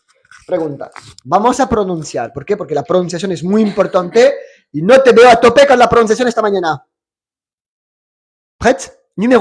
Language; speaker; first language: Spanish; non-native, fluent; French